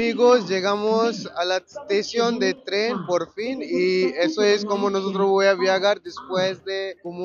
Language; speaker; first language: Spanish; non-native, learner; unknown